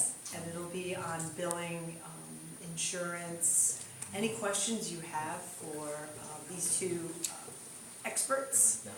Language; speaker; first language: English; native; English